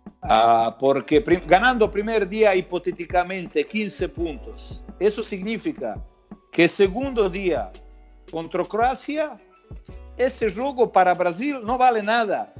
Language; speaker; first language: Spanish; non-native, fluent; Croatian